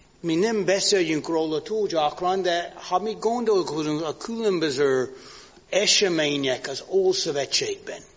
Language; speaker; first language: Hungarian; non-native, learner; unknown